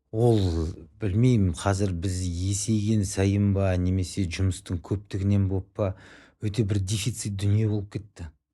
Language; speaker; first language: Kazakh; native; Kazakh